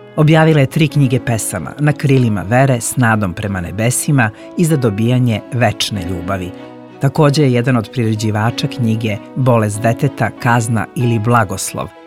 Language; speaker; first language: Serbian; native; Serbian